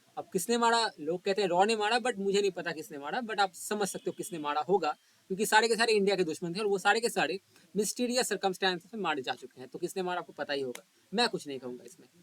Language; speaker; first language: Hindi; non-native, local second language; Bangla